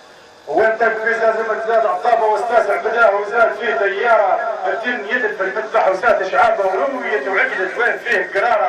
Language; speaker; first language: Arabic; native; Arabic